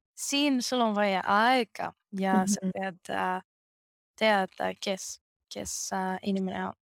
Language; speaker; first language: Estonian; non-native, learner; Greek